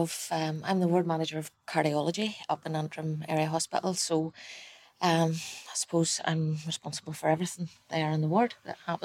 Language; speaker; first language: English; native; English